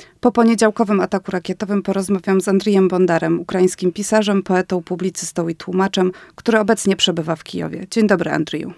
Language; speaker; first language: Polish; native; Polish